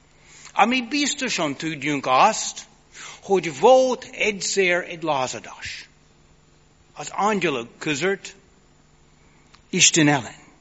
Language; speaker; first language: Hungarian; non-native, fluent; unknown